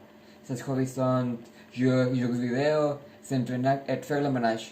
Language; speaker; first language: French; non-native, learner; Spanish